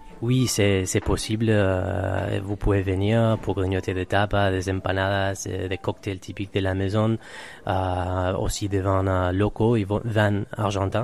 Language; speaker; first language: French; non-native, fluent; Spanish